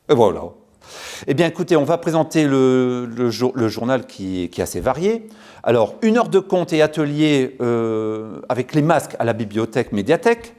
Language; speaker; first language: French; native; French